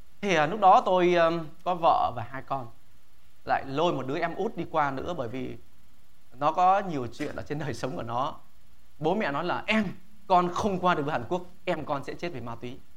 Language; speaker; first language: Vietnamese; native; Vietnamese